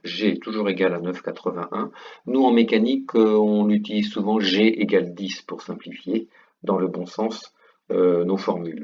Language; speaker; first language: French; native; French